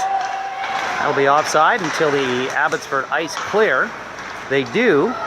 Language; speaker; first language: English; native; English